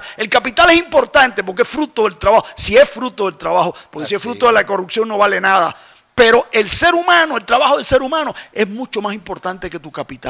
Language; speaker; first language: Spanish; native; Spanish